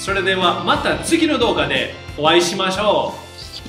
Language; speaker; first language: Japanese; non-native, fluent; English